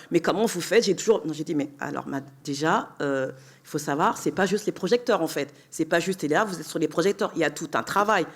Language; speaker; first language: French; native; French